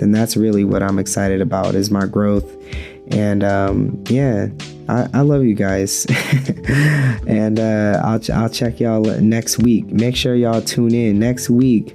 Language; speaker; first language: English; native; English